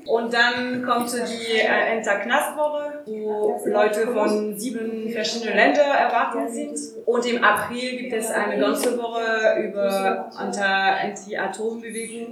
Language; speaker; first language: German; non-native, learner; French